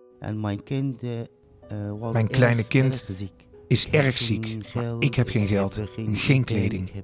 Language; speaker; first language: Dutch; non-native, learner; Arabic